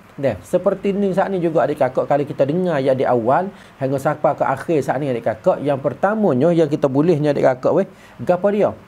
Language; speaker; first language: Malay; native; Malay